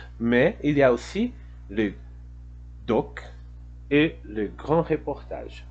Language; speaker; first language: French; non-native, fluent; Portuguese